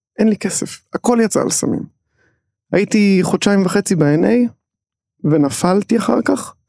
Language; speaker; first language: Hebrew; native; Hebrew